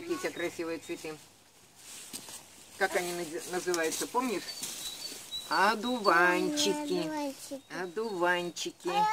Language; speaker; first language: Russian; native; Russian